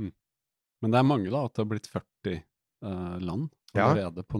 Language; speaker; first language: Norwegian; native; Norwegian